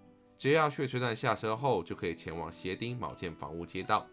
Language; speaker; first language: Chinese; native; Chinese